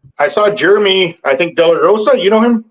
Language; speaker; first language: English; native; English